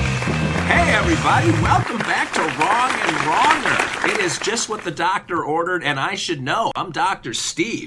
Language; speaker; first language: English; native; English